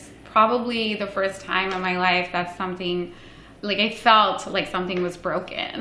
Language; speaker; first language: English; non-native, local second language; Hindi